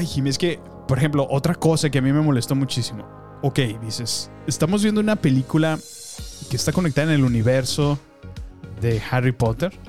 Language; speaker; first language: Spanish; native; Spanish